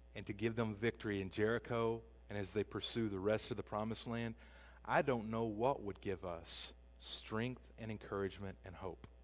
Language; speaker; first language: English; native; English